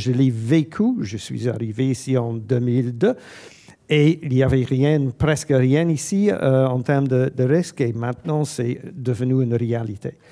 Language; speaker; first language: French; non-native, fluent; English